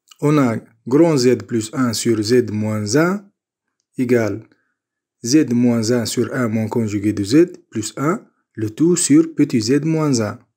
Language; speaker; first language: French; non-native, local second language; Arabic